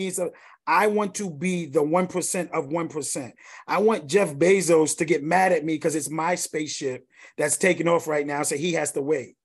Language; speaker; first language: English; native; English